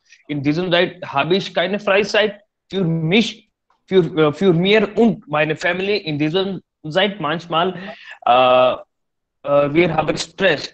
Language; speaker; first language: German; non-native, learner; Hindi